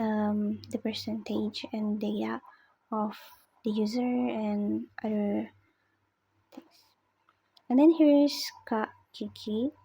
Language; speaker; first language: English; non-native, learner; Indonesian